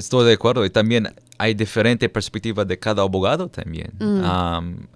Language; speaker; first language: Spanish; non-native, fluent; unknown